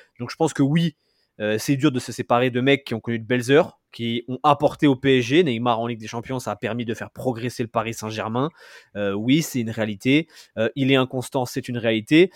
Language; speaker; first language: French; native; French